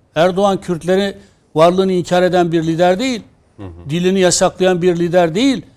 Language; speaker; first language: Turkish; non-native, local second language; Kurdish